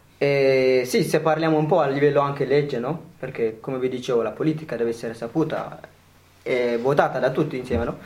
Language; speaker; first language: Italian; non-native, fluent; Tigrinya